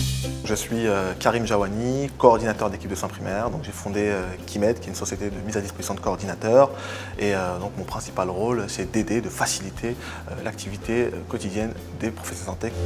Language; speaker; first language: French; native; French